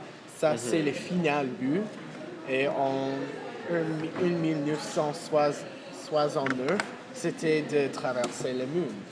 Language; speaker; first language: French; non-native, fluent; English